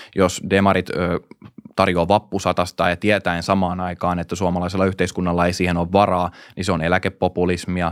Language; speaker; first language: Finnish; native; Finnish